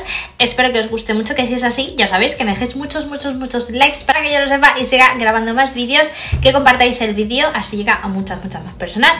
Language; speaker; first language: Spanish; native; Spanish